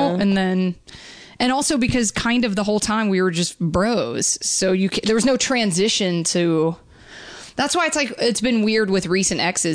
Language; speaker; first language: English; native; English